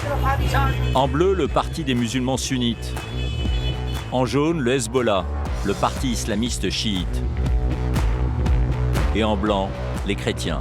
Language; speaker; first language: French; native; French